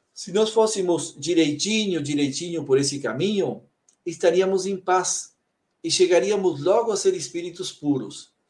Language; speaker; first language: Portuguese; native; Portuguese